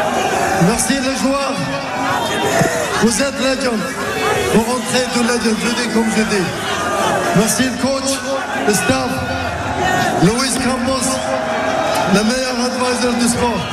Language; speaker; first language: French; non-native, learner; Arabic